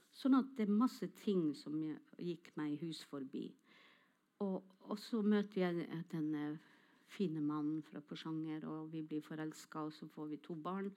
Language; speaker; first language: Norwegian; non-native, local second language; Northern Sami